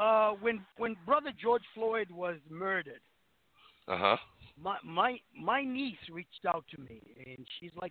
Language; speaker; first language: English; non-native, local second language; Shona